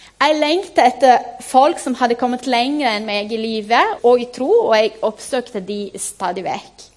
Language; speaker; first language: Norwegian; non-native, fluent; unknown